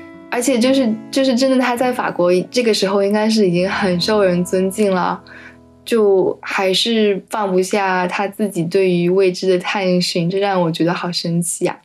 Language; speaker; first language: Chinese; native; Chinese